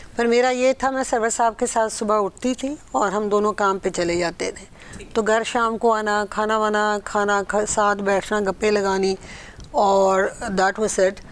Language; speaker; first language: Urdu; early bilingual, heritage; Urdu